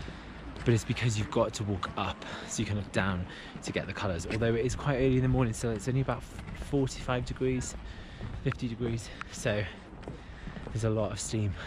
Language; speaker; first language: English; native; English